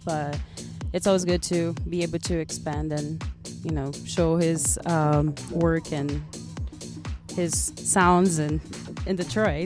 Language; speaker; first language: English; non-native, fluent; Portuguese